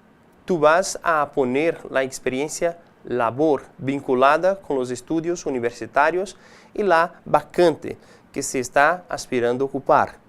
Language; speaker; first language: Spanish; non-native, fluent; Portuguese